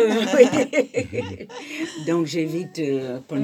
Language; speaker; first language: French; non-native, fluent; English